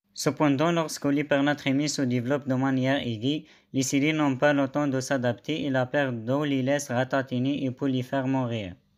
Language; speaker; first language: French; non-native, local second language; Arabic